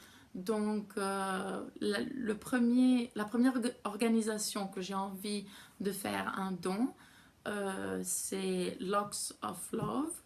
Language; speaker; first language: French; non-native, fluent; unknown